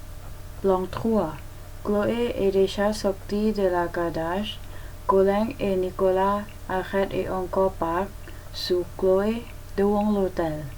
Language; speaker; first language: French; non-native, learner; Thai